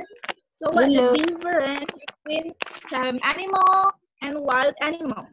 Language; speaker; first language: English; non-native, fluent; Indonesian